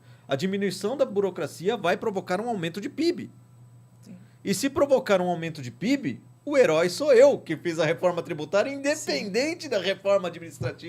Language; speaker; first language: Portuguese; native; Portuguese